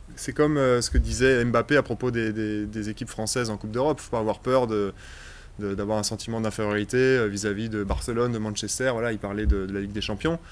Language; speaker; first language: French; native; French